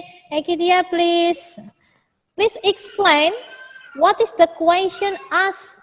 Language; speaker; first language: English; non-native, fluent; Indonesian